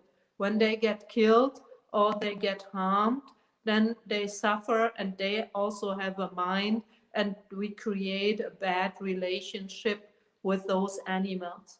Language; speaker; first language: English; non-native, fluent; German